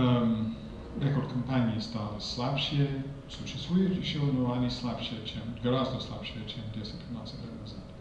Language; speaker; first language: Russian; non-native, fluent; English